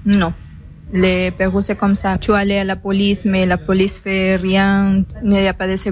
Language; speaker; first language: French; non-native, learner; Spanish